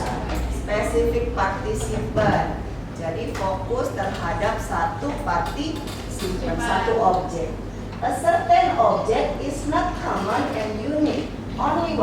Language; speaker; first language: English; non-native, local second language; Indonesian